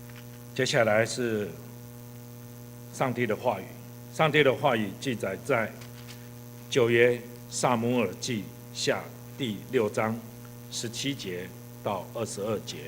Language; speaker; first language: Chinese; native; Chinese